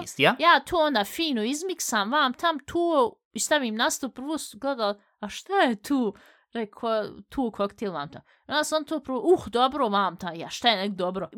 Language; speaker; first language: Bosnian; early bilingual, heritage; Bosnian